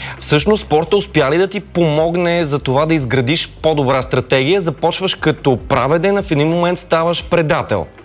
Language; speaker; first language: Bulgarian; native; Bulgarian